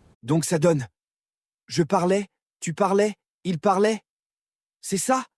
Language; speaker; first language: French; non-native, learner; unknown